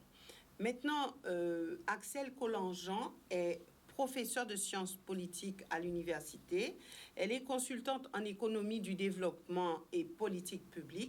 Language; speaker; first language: French; native; French